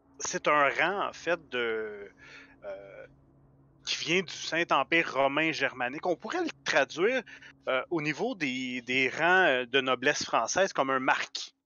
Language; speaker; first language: French; native; French